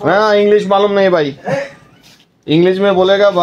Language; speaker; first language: Hindi; non-native, learner; Bangla